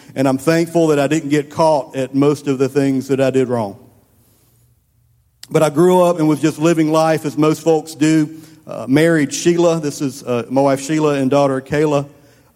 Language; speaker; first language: English; native; English